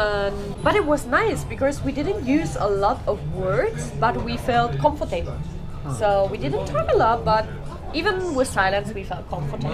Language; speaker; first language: English; non-native, fluent; German